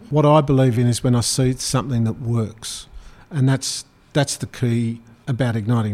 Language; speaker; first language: English; native; English